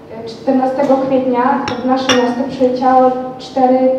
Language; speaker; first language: Polish; non-native, learner; Ukrainian